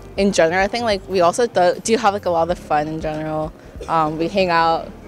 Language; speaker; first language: English; early bilingual, other home language; Korean